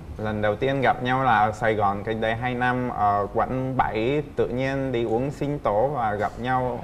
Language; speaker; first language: Vietnamese; non-native, fluent; Czech